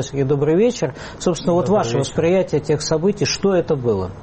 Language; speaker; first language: Russian; native; Russian